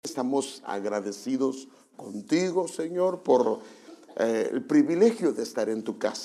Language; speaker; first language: Spanish; native; Spanish